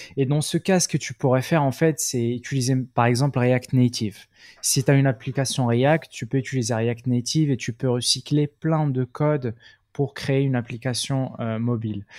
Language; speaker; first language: French; non-native, local second language; Arabic